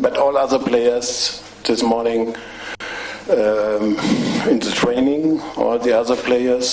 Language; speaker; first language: English; non-native, fluent; German